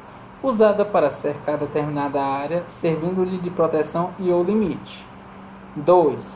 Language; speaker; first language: Portuguese; native; Portuguese